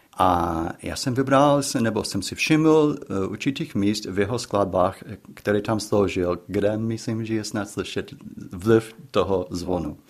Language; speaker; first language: Czech; non-native, fluent; English